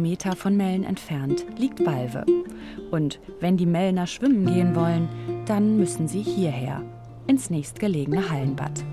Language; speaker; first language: German; native; German